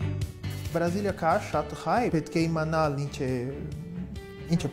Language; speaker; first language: Armenian; non-native, learner; Portuguese